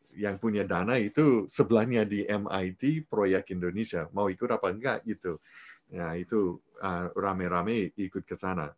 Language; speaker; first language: Indonesian; non-native, fluent; English